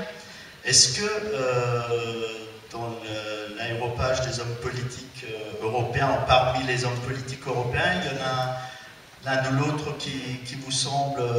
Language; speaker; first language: French; native; French